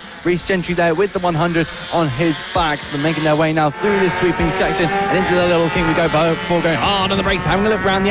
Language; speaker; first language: English; native; English